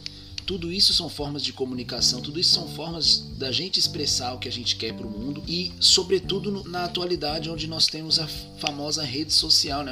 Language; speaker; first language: Portuguese; native; Portuguese